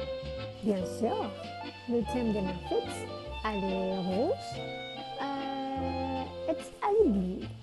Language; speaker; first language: French; non-native, learner; Malay